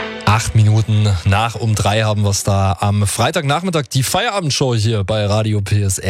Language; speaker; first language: German; native; German